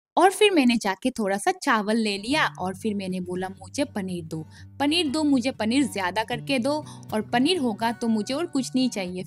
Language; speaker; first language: Hindi; non-native, local second language; Bangla